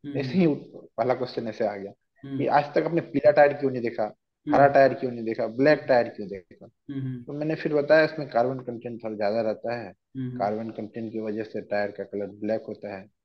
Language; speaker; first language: Hindi; native; Hindi